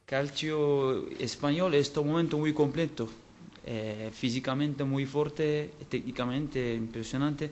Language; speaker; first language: Spanish; non-native, learner; Turkish